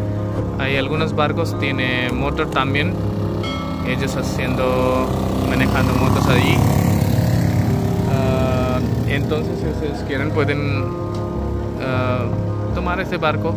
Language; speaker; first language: Spanish; non-native, learner; Hindi